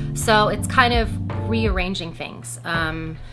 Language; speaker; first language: English; native; English